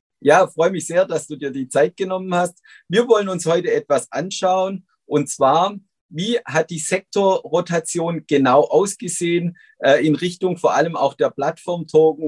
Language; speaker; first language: German; native; German